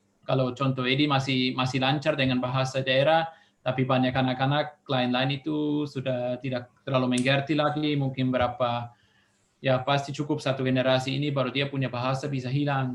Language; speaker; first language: Indonesian; non-native, fluent; Swiss German